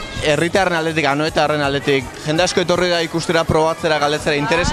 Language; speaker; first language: Basque; native; Basque